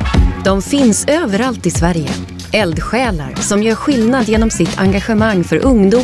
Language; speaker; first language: Swedish; native; Swedish